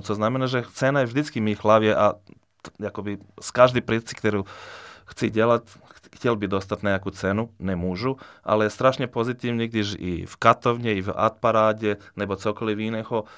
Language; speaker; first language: Czech; non-native, fluent; Serbian